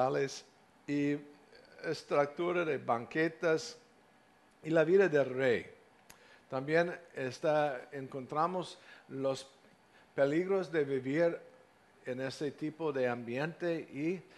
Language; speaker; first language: Spanish; non-native, fluent; English